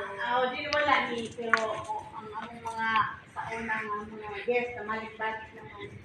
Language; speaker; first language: Filipino; non-native, local second language; Cebuano